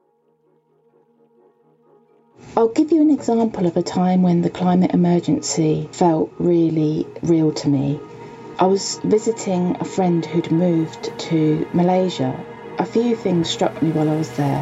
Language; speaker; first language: English; native; English